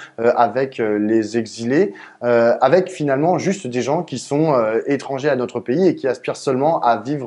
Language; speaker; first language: French; native; French